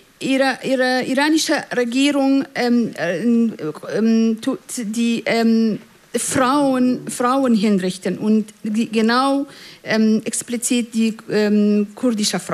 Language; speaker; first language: German; non-native, fluent; Central Kurdish